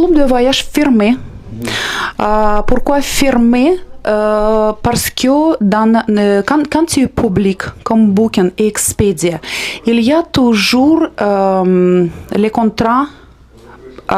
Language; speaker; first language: French; non-native, fluent; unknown